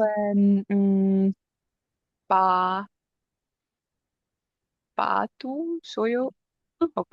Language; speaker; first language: Chinese; non-native, learner; English